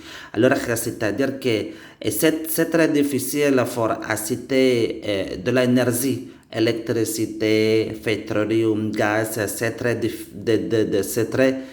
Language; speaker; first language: French; non-native, learner; Indonesian